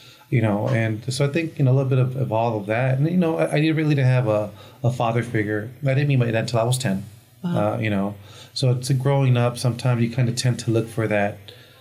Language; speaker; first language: English; early bilingual, other home language; Spanish